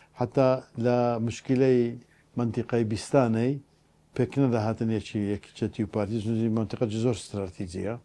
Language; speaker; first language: Central Kurdish; non-native, local second language; Turkish